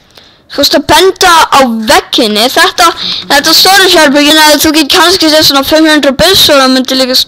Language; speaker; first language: Icelandic; non-native, learner; Danish